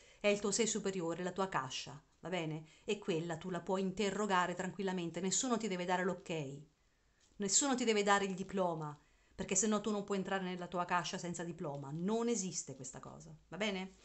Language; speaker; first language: Italian; native; Italian